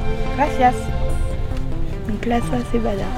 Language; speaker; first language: Spanish; non-native, learner; French